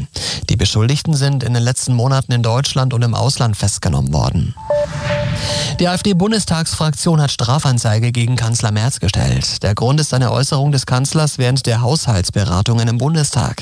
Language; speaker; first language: German; native; German